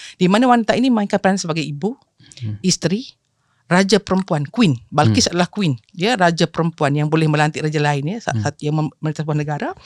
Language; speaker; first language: Malay; native; Malay